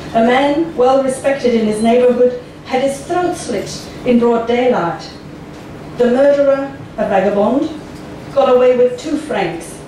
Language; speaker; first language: English; non-native, fluent; Dutch